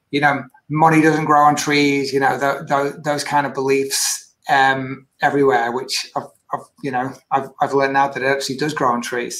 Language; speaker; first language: English; native; English